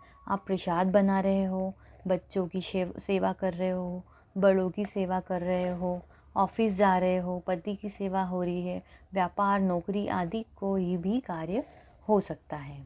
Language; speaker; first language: Hindi; native; Hindi